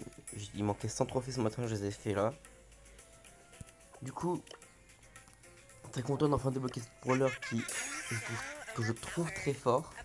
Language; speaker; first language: French; native; French